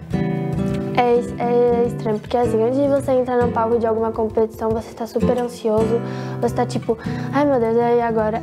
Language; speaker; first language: Portuguese; native; Portuguese